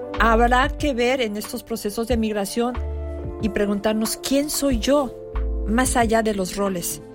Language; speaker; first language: Spanish; native; Spanish